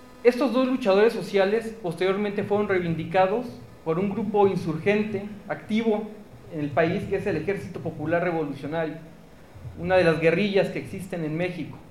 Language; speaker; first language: Spanish; native; Spanish